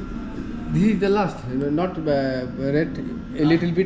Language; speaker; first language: English; non-native, learner; Bangla